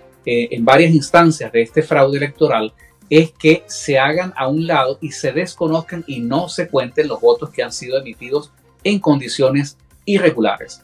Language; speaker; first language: Spanish; native; Spanish